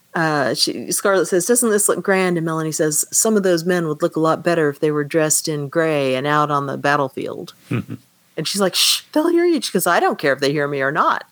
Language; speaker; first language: English; native; English